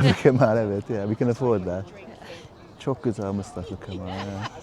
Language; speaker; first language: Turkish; non-native, learner; English